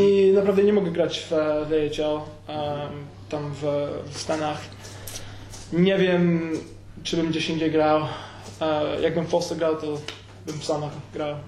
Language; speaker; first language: Polish; early bilingual, heritage; Polish